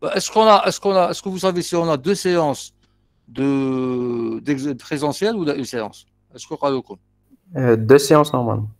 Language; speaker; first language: French; non-native, local second language; Arabic